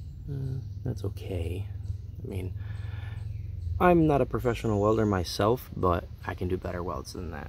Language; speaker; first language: English; native; English